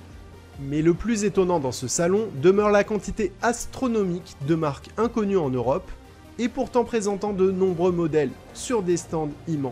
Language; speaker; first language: French; native; French